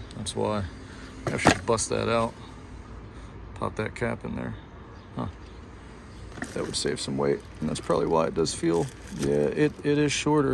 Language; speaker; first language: English; native; English